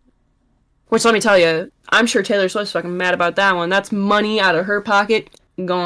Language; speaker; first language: English; native; English